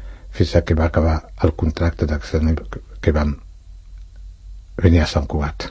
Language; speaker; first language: Catalan; non-native, fluent; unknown